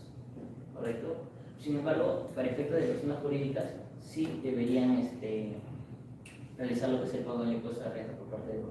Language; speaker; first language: Spanish; native; Spanish